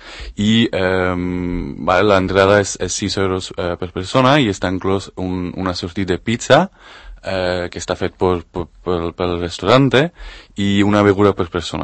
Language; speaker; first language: Catalan; non-native, fluent; Spanish